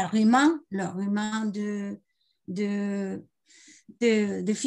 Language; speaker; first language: French; non-native, learner; Spanish